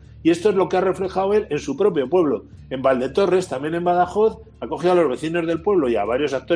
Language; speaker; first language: Spanish; native; Spanish